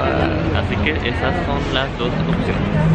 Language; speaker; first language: Spanish; non-native, fluent; French